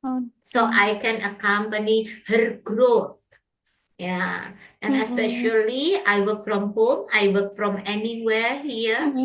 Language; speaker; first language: English; non-native, learner; Indonesian